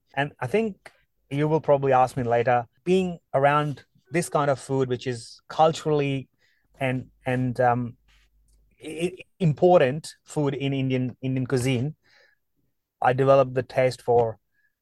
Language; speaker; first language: English; non-native, local second language; Punjabi